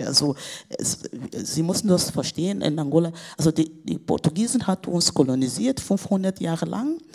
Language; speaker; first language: German; non-native, fluent; Portuguese